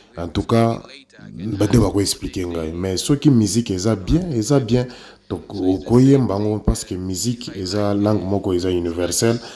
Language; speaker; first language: Lingala; non-native, local second language; Swahili